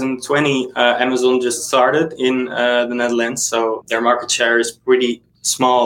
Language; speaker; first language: English; non-native, fluent; Dutch